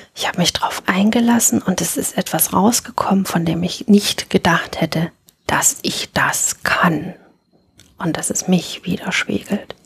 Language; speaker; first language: German; native; German